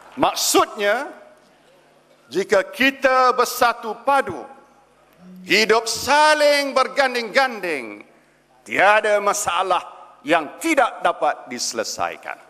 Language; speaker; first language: Malay; native; Malay